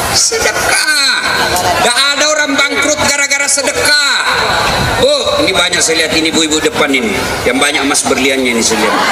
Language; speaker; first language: Indonesian; non-native, local second language; Buginese